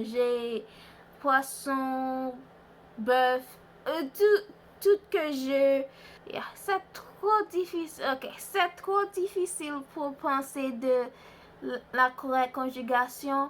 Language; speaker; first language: French; non-native, learner; Haitian Creole